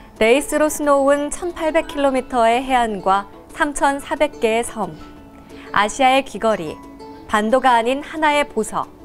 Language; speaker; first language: Korean; native; Korean